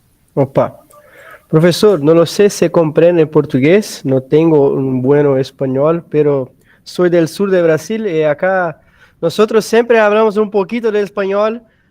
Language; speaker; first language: Spanish; non-native, learner; Portuguese